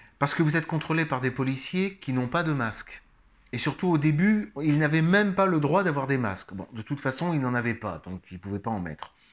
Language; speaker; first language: French; native; French